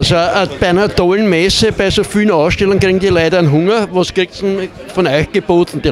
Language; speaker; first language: German; native; German